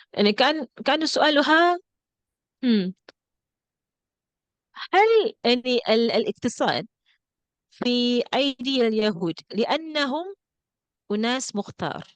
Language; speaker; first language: Arabic; non-native, fluent; English